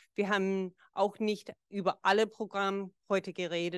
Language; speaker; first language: German; non-native, fluent; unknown